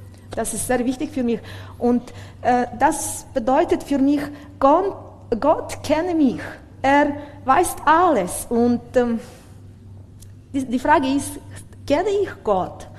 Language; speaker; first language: German; non-native, learner; Ukrainian